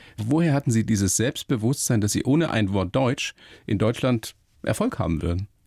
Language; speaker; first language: German; native; German